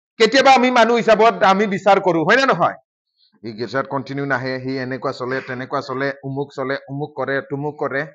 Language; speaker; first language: Assamese; non-native, local second language; Bodo